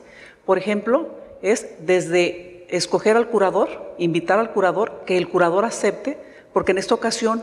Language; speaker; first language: Spanish; native; Spanish